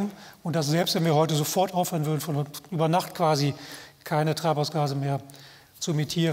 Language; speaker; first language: German; native; German